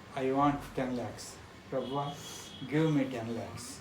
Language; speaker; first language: English; non-native, local second language; Telugu